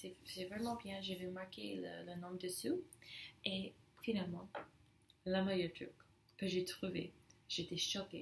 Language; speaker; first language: French; non-native, learner; English